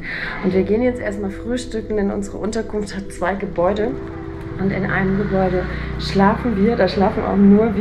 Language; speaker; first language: German; native; German